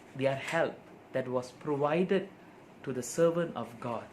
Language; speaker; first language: English; non-native, local second language; Tamil